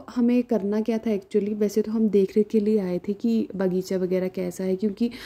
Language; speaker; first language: Hindi; non-native, local second language; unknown